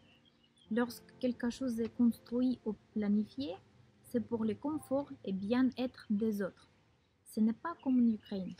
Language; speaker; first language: French; non-native, fluent; Russian